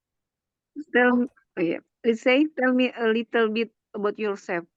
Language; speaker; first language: English; non-native, learner; Indonesian